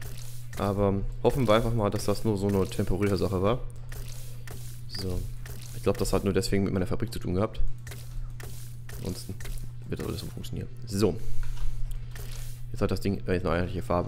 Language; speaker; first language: German; native; German